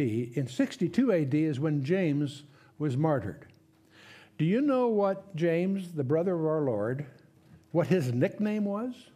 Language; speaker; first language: English; native; English